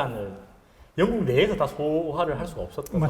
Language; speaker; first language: Korean; native; Korean